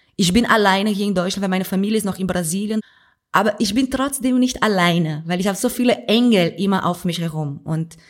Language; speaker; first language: German; non-native, fluent; Portuguese